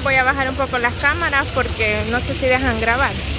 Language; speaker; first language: Spanish; native; Spanish